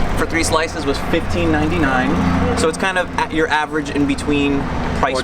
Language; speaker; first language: English; native; English